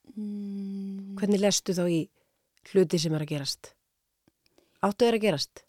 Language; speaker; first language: Icelandic; native; Icelandic